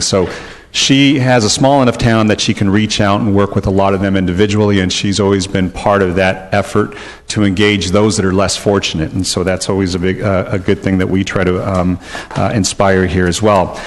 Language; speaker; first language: English; early bilingual, other home language; Spanish